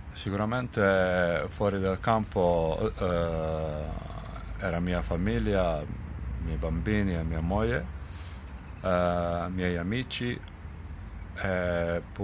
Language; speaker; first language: Italian; non-native, fluent; Serbian